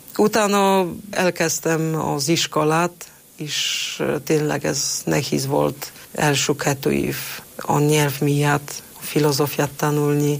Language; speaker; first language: Hungarian; non-native, fluent; Polish